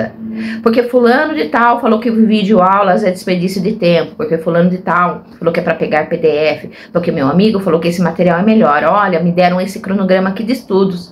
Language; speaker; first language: Portuguese; native; Portuguese